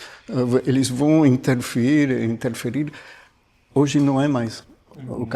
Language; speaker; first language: Portuguese; non-native, fluent; French